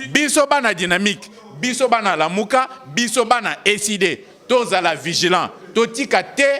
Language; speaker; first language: Lingala; non-native, local second language; Luba-Lulua